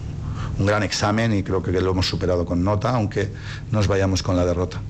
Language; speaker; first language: Spanish; native; Spanish